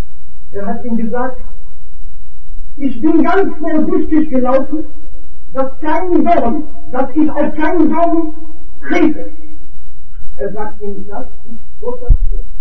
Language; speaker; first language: German; non-native, fluent; Arabic